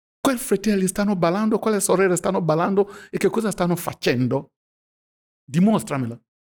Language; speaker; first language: Italian; non-native, fluent; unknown